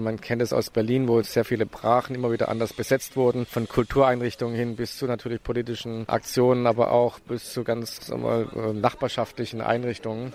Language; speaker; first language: German; native; German